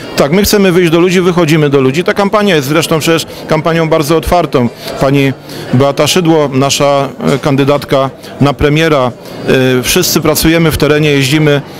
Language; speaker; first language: Polish; native; Polish